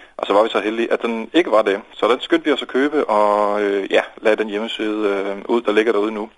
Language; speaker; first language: Danish; non-native, fluent; Dutch